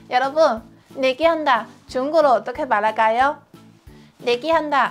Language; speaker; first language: Korean; non-native, fluent; Chinese